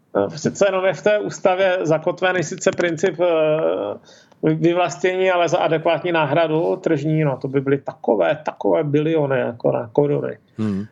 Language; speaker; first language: Czech; native; Czech